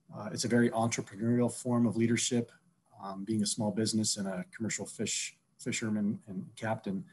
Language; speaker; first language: English; native; English